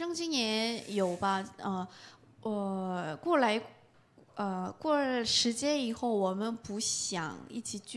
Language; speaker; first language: Chinese; non-native, fluent; Korean